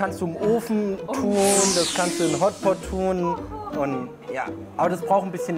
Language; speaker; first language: German; native; German